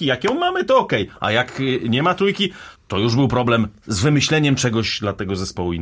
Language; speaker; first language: Polish; native; Polish